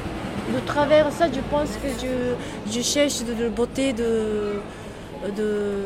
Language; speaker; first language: French; non-native, learner; Japanese